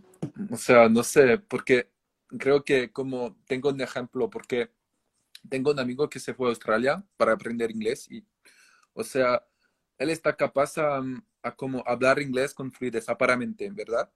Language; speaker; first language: Spanish; non-native, fluent; French